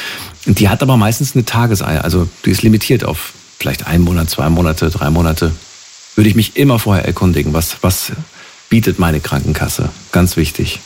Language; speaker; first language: German; native; German